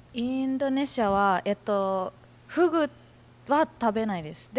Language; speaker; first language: Japanese; non-native, fluent; Indonesian